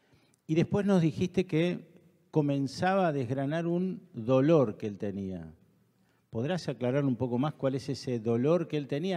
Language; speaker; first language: Spanish; native; Spanish